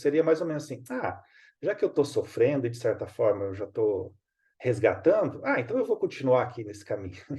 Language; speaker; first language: Portuguese; native; Portuguese